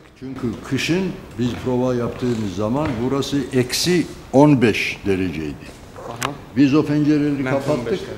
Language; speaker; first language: Turkish; non-native, fluent; Georgian